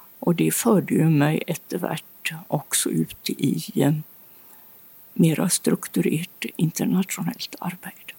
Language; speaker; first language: Swedish; native; Swedish